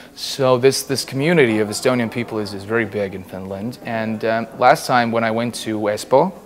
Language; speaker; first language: English; non-native, fluent; Estonian